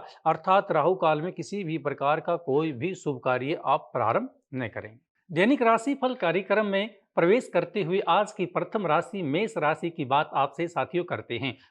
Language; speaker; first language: Hindi; native; Hindi